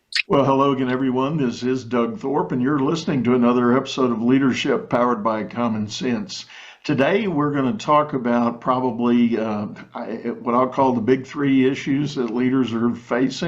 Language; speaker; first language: English; native; English